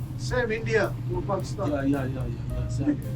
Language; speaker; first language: English; non-native, learner; Korean